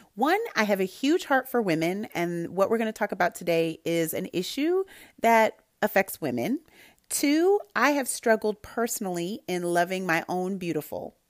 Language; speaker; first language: English; native; English